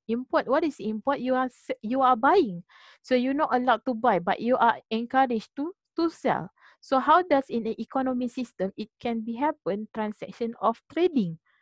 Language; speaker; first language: English; non-native, local second language; Malay